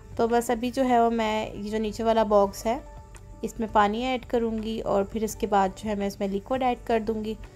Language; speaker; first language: Urdu; native; Urdu